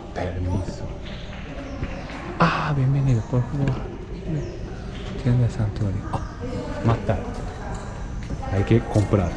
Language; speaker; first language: Spanish; non-native, learner; Japanese